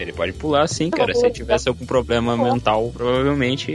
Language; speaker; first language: Portuguese; native; Portuguese